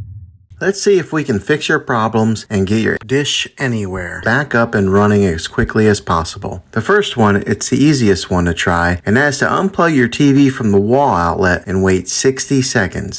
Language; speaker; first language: English; native; English